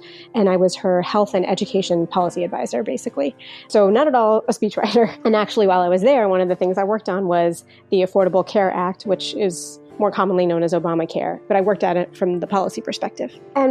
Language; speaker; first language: English; native; English